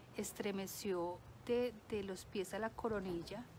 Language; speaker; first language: Spanish; native; Spanish